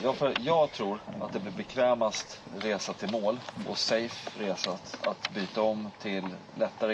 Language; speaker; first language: Swedish; native; Swedish